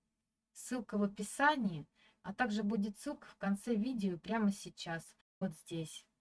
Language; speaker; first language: Russian; native; Russian